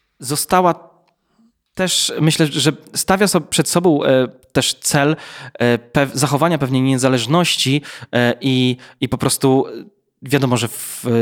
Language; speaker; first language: Polish; native; Polish